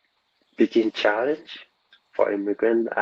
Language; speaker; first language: English; non-native, learner; Vietnamese